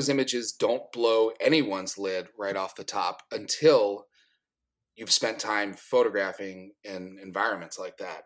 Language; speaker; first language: English; native; English